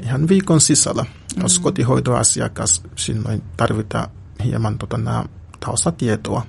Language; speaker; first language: Finnish; non-native, fluent; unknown